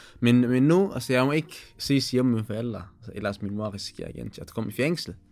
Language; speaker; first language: Danish; non-native, learner; Tigrinya